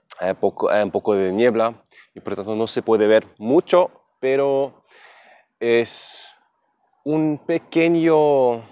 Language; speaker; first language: Spanish; non-native, fluent; German